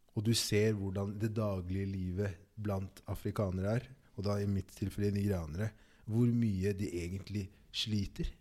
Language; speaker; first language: Norwegian; early bilingual, other home language; Igbo